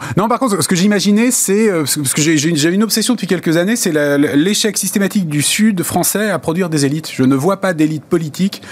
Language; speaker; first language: French; native; French